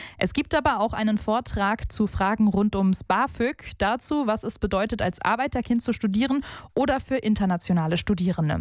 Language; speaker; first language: German; native; German